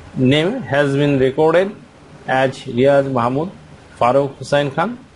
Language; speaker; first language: English; non-native, local second language; Bangla